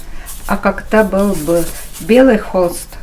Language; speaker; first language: Russian; non-native, fluent; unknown